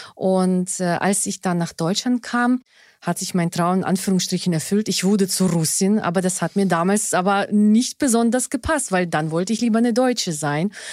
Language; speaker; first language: German; non-native, fluent; Russian